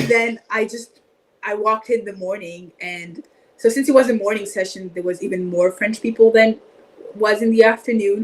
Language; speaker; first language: English; non-native, fluent; French